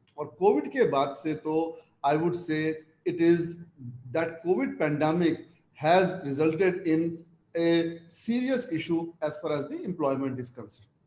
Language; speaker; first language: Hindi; non-native, local second language; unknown